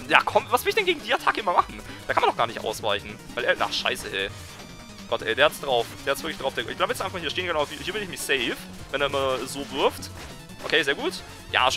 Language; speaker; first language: German; native; German